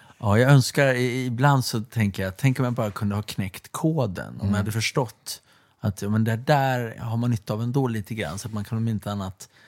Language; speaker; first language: Swedish; native; Swedish